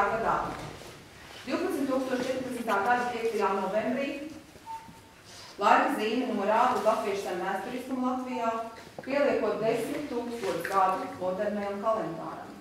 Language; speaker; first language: Latvian; native; Latvian